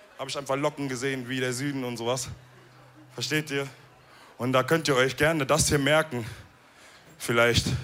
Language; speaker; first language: German; early bilingual, other home language; Wolof